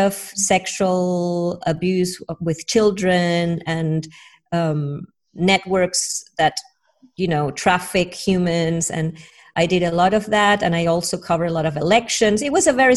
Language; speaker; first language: English; non-native, fluent; Spanish